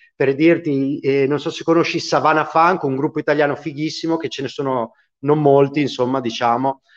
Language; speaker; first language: Italian; native; Italian